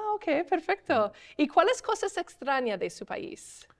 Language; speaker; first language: Spanish; non-native, learner; English